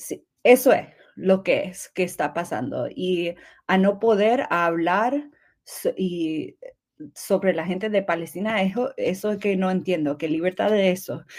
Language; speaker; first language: Spanish; early bilingual, heritage; English